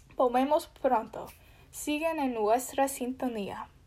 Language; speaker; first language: Spanish; non-native, learner; English